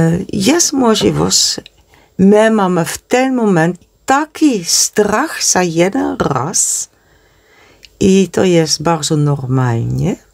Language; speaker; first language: Polish; non-native, learner; Dutch